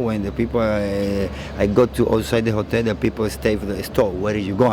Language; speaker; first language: English; non-native, learner; Spanish